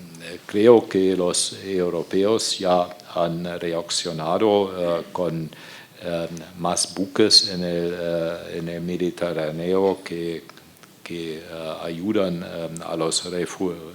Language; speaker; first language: Spanish; non-native, fluent; German